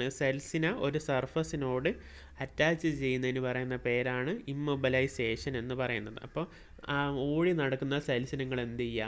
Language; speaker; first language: Malayalam; native; Malayalam